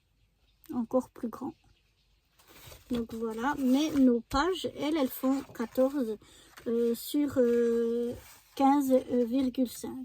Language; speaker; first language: French; native; French